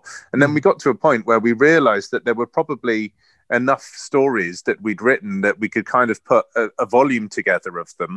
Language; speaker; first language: English; native; English